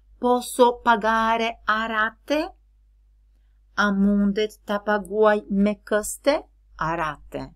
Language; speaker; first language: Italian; non-native, fluent; Albanian